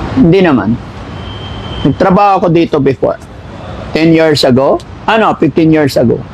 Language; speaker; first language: Filipino; non-native, local second language; Pangasinan